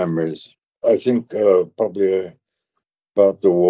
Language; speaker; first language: English; native; English